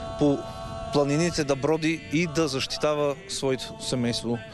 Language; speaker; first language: Bulgarian; native; Bulgarian